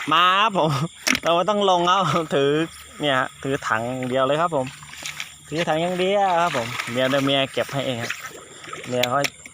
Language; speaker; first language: Thai; native; Thai